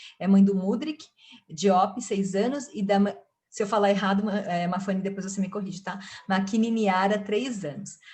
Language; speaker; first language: Portuguese; native; Portuguese